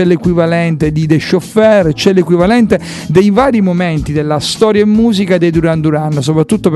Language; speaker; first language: Italian; native; Italian